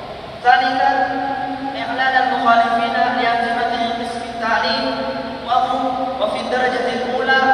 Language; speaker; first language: Arabic; non-native, learner; Indonesian